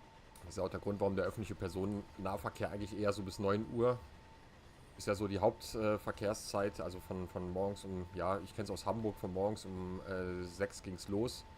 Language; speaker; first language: German; native; German